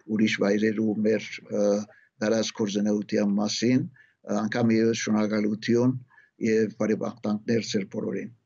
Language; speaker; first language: Armenian; early bilingual, heritage; Armenian